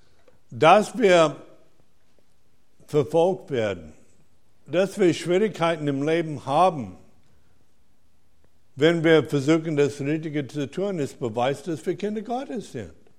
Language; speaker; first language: German; non-native, fluent; English